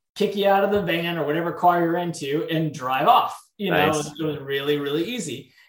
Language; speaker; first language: English; native; English